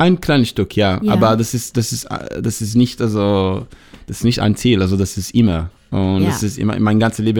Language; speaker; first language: German; non-native, learner; Hebrew